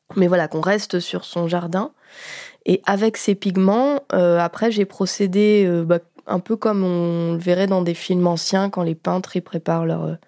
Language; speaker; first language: French; native; French